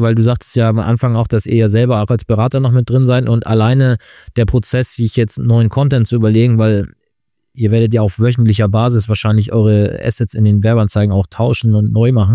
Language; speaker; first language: German; native; German